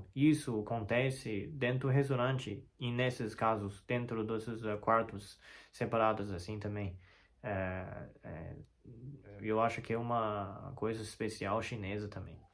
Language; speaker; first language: Portuguese; non-native, learner; Chinese